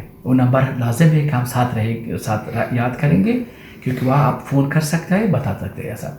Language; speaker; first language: Hindi; non-native, learner; Persian